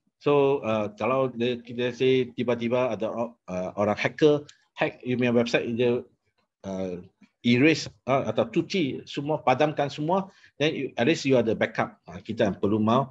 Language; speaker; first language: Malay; non-native, local second language; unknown